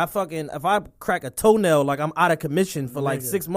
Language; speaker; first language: English; native; English